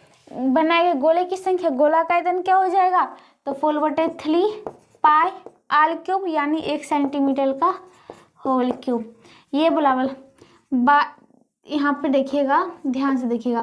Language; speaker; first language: Hindi; native; Hindi